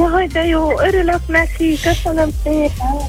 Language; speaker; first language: Hungarian; native; Hungarian